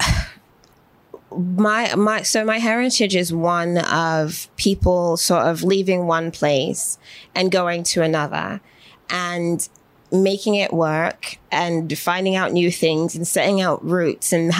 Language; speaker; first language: English; native; English